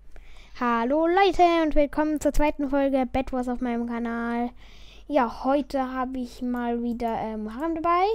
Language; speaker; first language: German; native; German